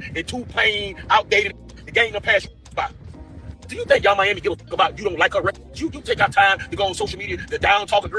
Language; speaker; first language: English; native; English